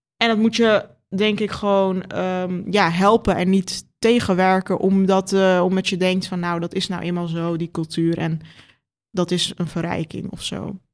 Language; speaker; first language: Dutch; early bilingual, other home language; Turkish